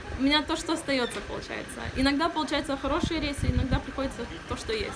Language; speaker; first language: Russian; early bilingual, heritage; Russian